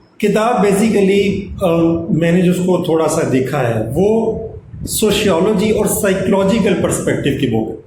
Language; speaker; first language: Urdu; non-native, local second language; Punjabi